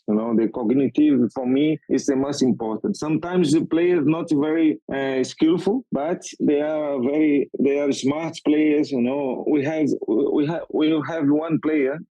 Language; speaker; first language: English; non-native, learner; Portuguese